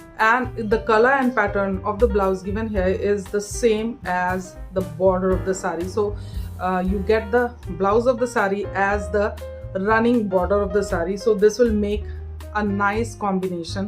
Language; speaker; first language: English; non-native, local second language; Hindi